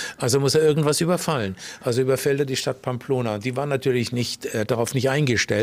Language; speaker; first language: German; native; German